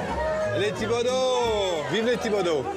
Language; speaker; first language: French; native; French